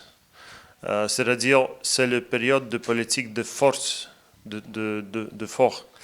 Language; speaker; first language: French; non-native, fluent; Latvian